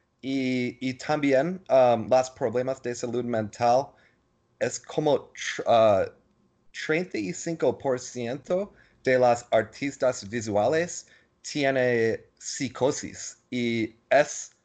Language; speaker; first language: Spanish; non-native, learner; English